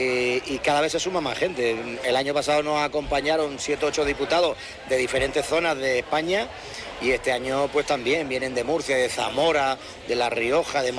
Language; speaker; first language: Spanish; native; Spanish